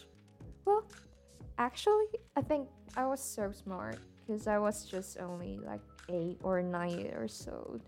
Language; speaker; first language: English; non-native, fluent; Chinese